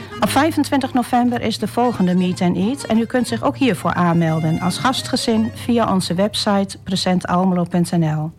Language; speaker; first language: Dutch; native; Dutch